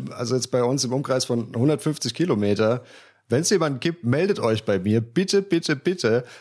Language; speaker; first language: German; native; German